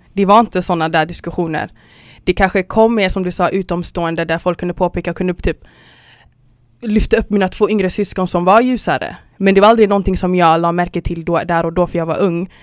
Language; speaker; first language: Swedish; early bilingual, other home language; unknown